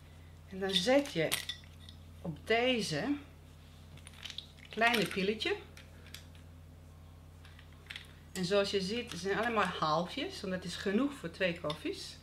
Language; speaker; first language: Dutch; non-native, fluent; Croatian